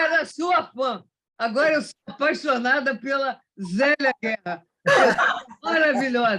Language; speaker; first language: Portuguese; native; Portuguese